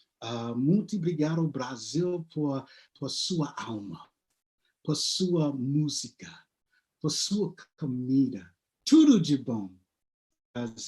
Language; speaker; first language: Portuguese; non-native, learner; English